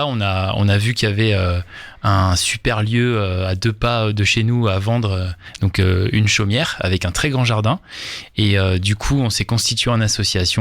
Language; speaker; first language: French; native; French